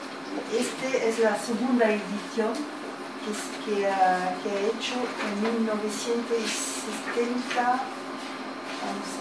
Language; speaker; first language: Spanish; early bilingual, heritage; French